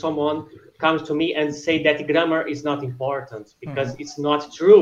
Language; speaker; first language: English; non-native, fluent; Portuguese